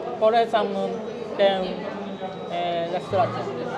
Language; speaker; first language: Polish; non-native, learner; Japanese